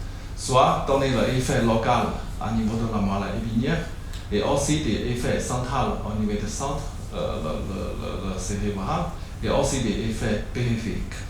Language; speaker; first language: French; non-native, learner; Chinese